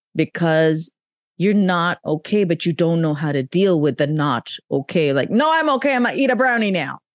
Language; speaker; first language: English; non-native, local second language; Urdu